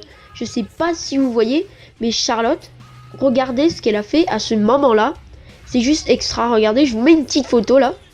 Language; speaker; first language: French; native; French